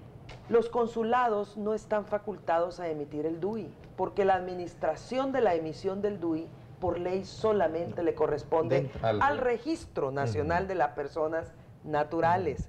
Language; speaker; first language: Spanish; native; Spanish